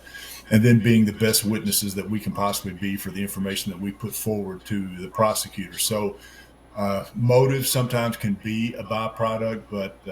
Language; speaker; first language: English; native; English